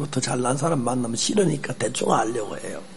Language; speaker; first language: Korean; native; Korean